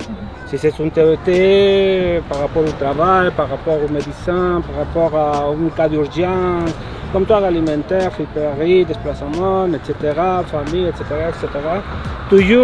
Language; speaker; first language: French; non-native, fluent; Spanish